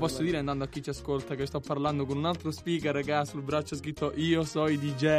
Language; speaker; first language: Italian; native; Italian